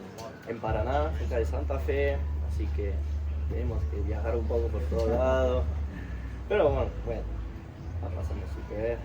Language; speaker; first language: Spanish; non-native, fluent; French